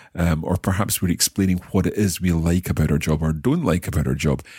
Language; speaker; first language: English; native; English